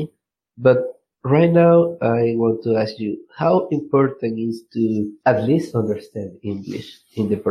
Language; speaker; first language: English; non-native, learner; Spanish